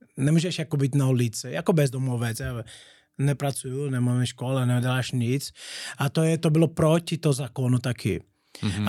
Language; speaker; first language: Czech; non-native, learner; Portuguese